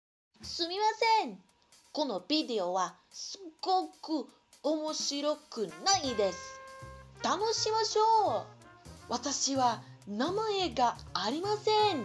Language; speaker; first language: Japanese; non-native, learner; Portuguese